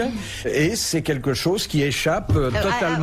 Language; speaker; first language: French; native; French